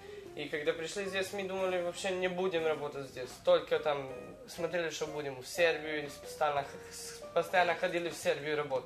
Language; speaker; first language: Russian; non-native, learner; Serbian